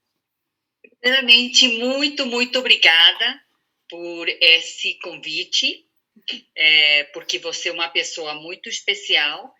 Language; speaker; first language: Portuguese; non-native, fluent; Spanish